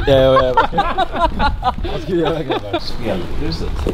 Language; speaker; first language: Swedish; native; Swedish